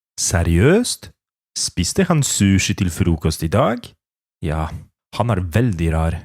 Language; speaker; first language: Norwegian; non-native, fluent; Polish